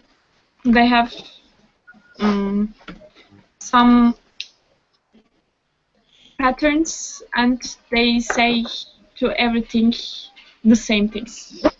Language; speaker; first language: English; non-native, learner; Turkish